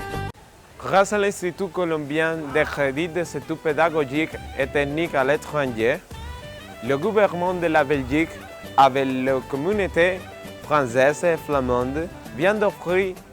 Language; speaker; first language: French; non-native, learner; Spanish